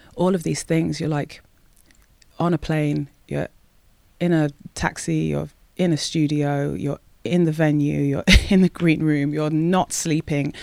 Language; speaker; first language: English; native; English